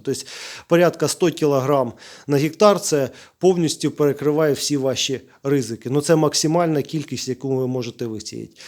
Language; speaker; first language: Ukrainian; native; Ukrainian